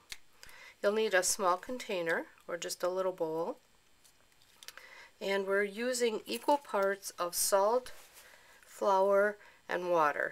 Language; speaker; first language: English; native; English